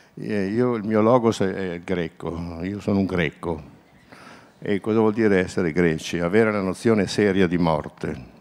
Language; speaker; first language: Italian; native; Italian